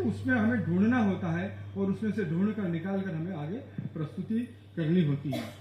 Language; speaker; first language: Hindi; non-native, local second language; Marathi